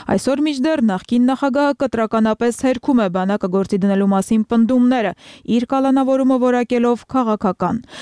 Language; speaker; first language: Armenian; native; Armenian